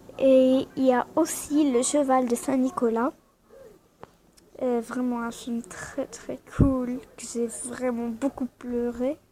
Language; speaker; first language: French; non-native, learner; Arabic